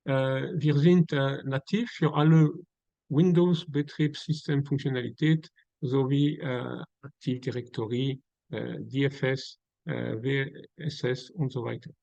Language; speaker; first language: German; non-native, learner; French